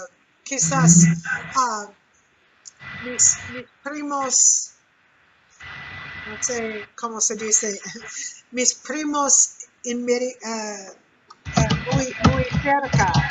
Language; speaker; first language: Spanish; non-native, learner; English